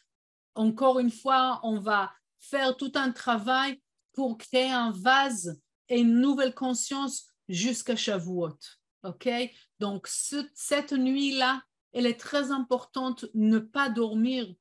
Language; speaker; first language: French; non-native, fluent; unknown